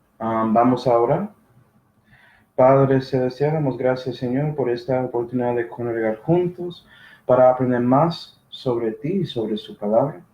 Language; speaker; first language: Spanish; early bilingual, heritage; Spanish